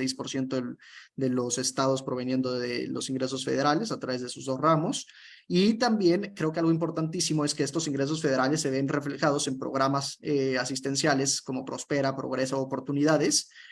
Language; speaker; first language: Spanish; native; Spanish